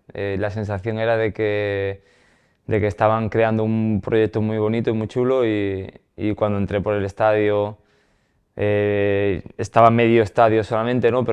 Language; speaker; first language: Spanish; native; Spanish